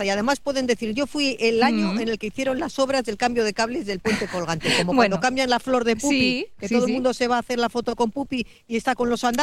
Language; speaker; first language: Spanish; native; Spanish